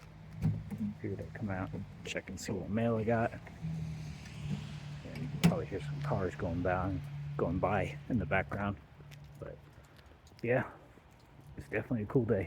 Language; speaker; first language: English; native; English